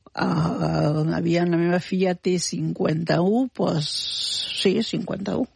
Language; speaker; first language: Catalan; non-native, fluent; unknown